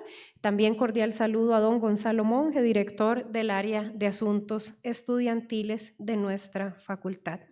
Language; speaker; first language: Spanish; native; Spanish